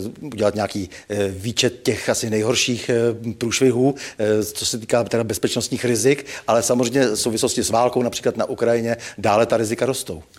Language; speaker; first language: Czech; native; Czech